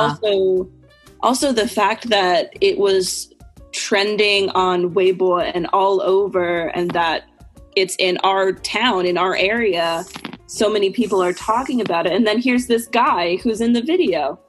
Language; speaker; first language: English; native; English